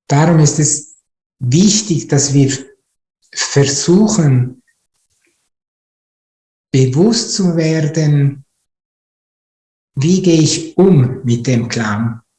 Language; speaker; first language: German; non-native, fluent; Italian